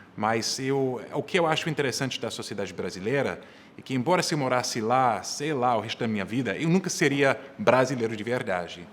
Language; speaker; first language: Portuguese; non-native, fluent; English